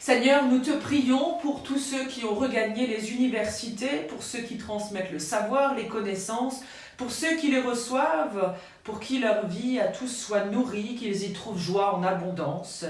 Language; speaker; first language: French; native; French